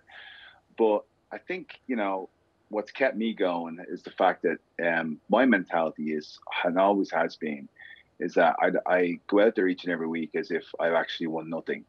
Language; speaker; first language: English; native; English